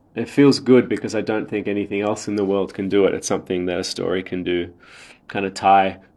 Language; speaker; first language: English; native; English